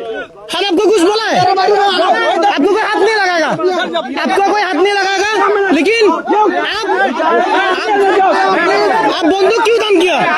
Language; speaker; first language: Hindi; non-native, learner; Bangla